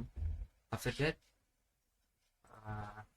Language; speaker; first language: English; non-native, fluent; Indonesian